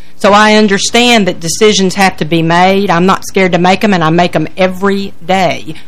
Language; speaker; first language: English; native; English